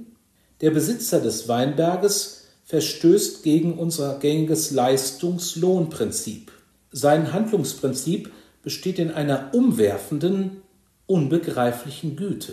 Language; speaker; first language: German; native; German